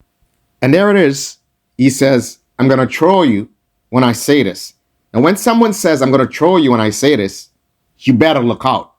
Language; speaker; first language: English; native; English